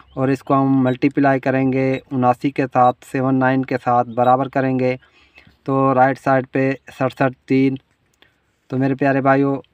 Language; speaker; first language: Urdu; non-native, local second language; Punjabi